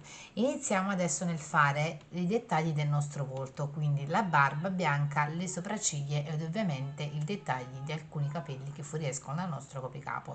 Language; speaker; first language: Italian; native; Italian